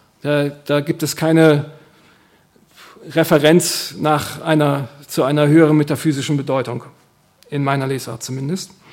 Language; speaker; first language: German; native; German